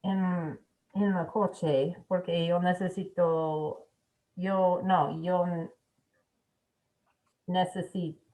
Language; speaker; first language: Spanish; non-native, learner; English